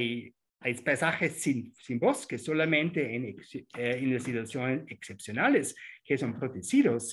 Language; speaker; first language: Spanish; non-native, fluent; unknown